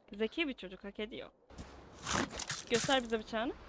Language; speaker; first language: Turkish; native; Turkish